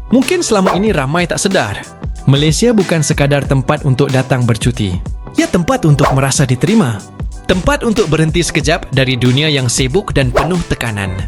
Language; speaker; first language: Malay; native; Malay